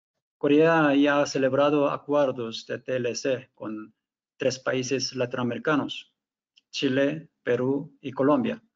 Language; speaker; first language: Spanish; non-native, fluent; Korean